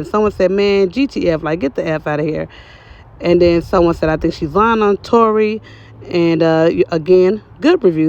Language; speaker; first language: English; native; English